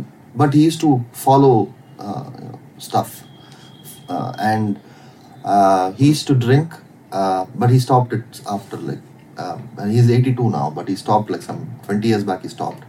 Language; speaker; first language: English; non-native, local second language; Tamil